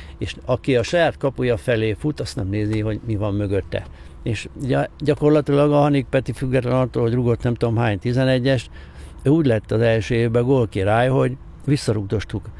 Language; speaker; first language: Hungarian; native; Hungarian